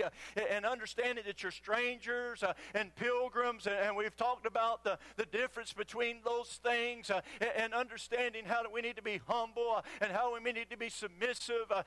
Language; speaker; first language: English; native; English